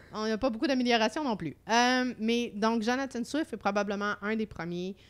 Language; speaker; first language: French; native; French